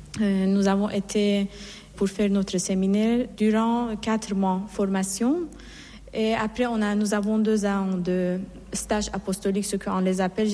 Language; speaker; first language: French; non-native, fluent; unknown